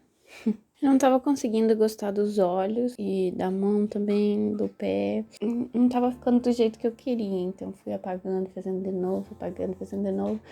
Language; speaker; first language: Portuguese; native; Portuguese